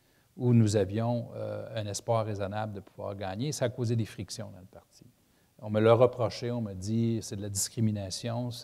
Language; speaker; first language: French; native; French